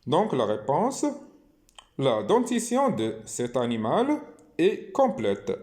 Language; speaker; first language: French; non-native, local second language; Arabic